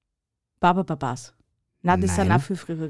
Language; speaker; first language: German; native; German